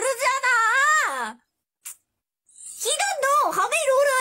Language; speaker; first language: Thai; early bilingual, other home language; Korean